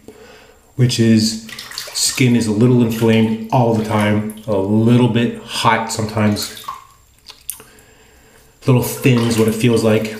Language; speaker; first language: English; native; English